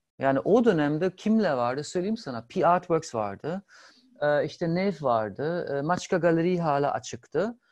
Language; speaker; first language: Turkish; non-native, fluent; German